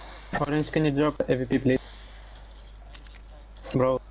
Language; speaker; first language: English; non-native, learner; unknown